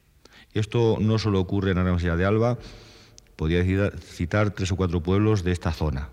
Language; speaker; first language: Spanish; native; Spanish